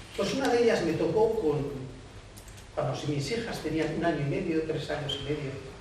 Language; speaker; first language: Spanish; native; Spanish